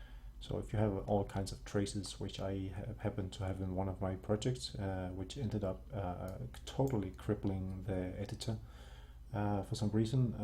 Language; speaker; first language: English; non-native, fluent; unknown